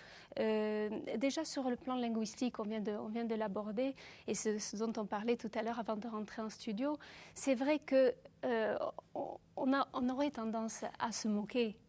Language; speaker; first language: French; native; French